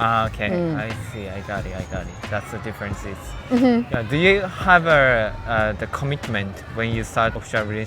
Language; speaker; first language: English; non-native, learner; Japanese